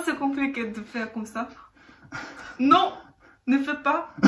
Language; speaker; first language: French; non-native, learner; Korean